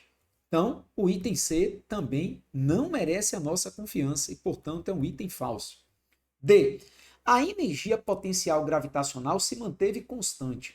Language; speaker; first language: Portuguese; native; Portuguese